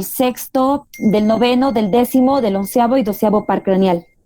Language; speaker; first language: Spanish; native; Spanish